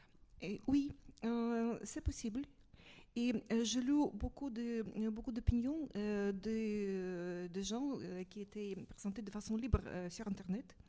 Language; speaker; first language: French; non-native, fluent; Russian